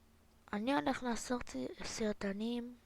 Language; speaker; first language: Hebrew; native; Hebrew